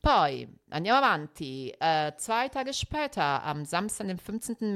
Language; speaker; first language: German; non-native, fluent; Italian